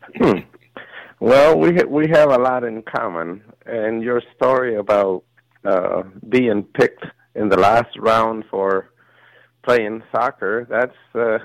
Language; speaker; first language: English; early bilingual, other home language; Spanish